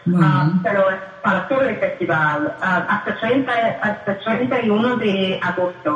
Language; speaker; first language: Spanish; non-native, fluent; English